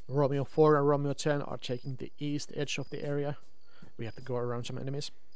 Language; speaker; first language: English; non-native, fluent; Finnish